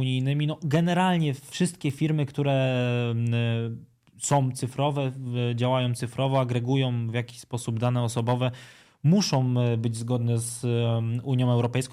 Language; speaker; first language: Polish; native; Polish